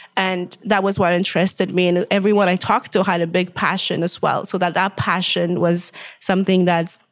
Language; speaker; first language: English; non-native, fluent; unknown